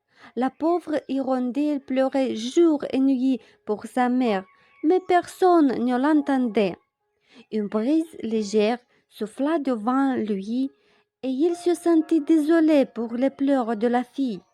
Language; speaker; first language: French; non-native, fluent; Romanian